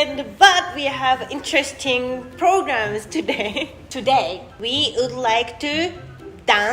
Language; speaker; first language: English; non-native, fluent; Japanese